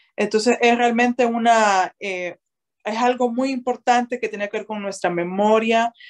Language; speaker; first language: Spanish; native; Spanish